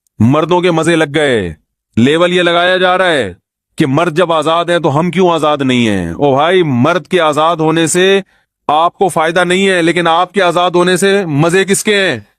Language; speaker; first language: Urdu; native; Urdu